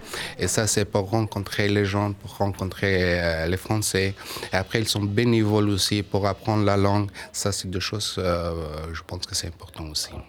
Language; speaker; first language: French; non-native, learner; Persian